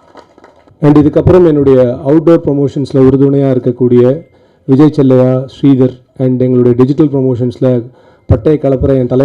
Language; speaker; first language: Tamil; native; Tamil